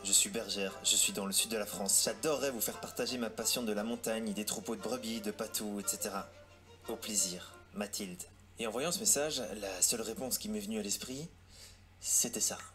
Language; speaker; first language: French; native; French